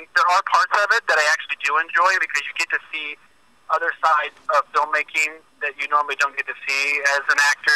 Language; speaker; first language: English; native; English